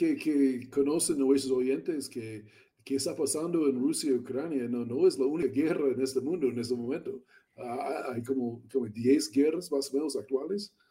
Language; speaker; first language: Spanish; non-native, learner; English